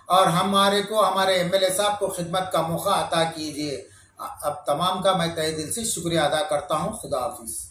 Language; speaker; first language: Urdu; native; Urdu